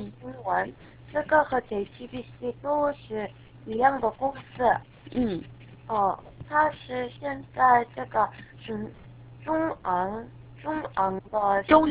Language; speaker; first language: Chinese; non-native, learner; Korean